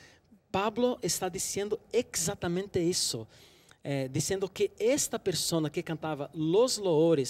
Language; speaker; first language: Spanish; non-native, fluent; Portuguese